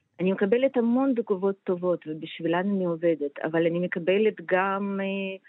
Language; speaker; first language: Hebrew; non-native, fluent; Russian